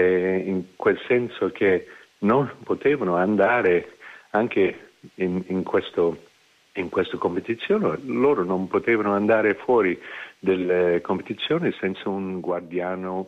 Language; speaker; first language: Italian; non-native, fluent; English